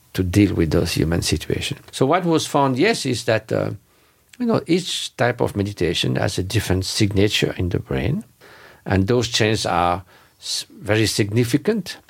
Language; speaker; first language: English; non-native, fluent; French